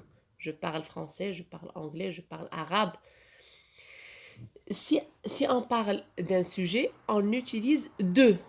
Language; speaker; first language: French; non-native, local second language; Arabic